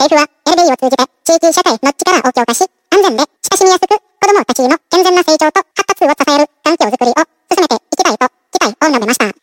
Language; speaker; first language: Japanese; non-native, fluent; Indonesian